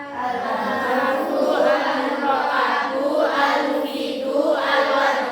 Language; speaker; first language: Arabic; non-native, learner; Indonesian